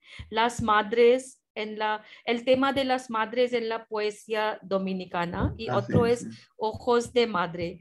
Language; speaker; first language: Spanish; non-native, fluent; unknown